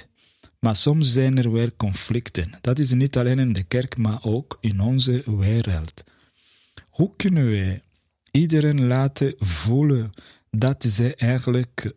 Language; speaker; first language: Dutch; non-native, fluent; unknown